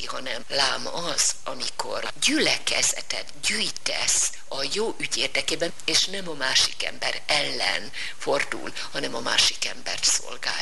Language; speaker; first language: Hungarian; native; Hungarian